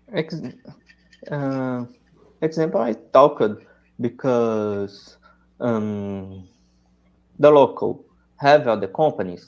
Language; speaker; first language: English; non-native, learner; Portuguese